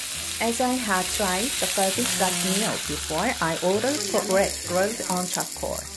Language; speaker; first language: English; non-native, fluent; Korean